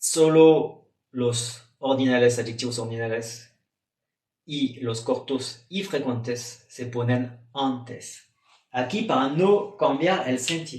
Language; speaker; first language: Spanish; non-native, fluent; French